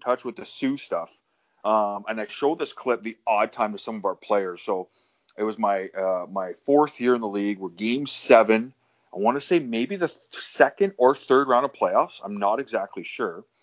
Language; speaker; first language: English; native; English